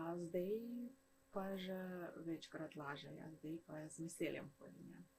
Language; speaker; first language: Slovenian; non-native, fluent; Kazakh